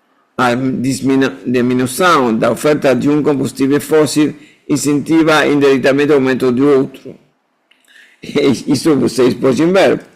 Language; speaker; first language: Portuguese; non-native, fluent; Spanish